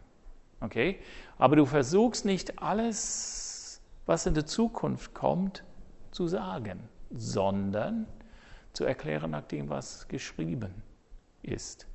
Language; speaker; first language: German; non-native, fluent; English